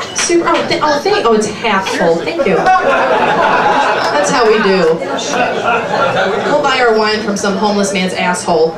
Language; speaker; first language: English; native; English